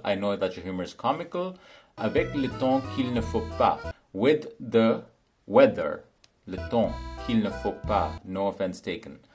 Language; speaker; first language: French; non-native, learner; English